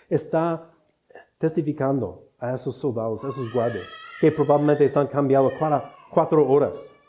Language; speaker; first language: Spanish; non-native, fluent; English